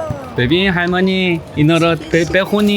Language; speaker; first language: Korean; native; Korean